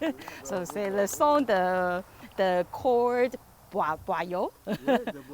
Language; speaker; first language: French; non-native, learner; Chinese